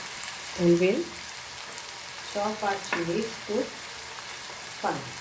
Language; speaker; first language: English; non-native, local second language; Konkani